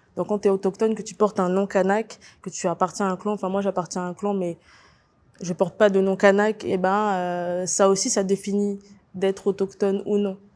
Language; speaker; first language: French; native; French